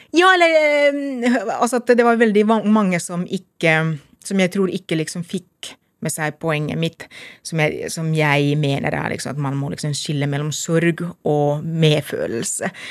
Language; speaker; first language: Norwegian; non-native, fluent; Finnish